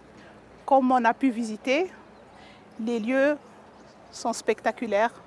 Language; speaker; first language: French; non-native, fluent; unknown